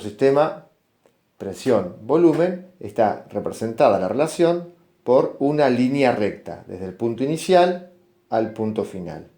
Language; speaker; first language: Spanish; native; Spanish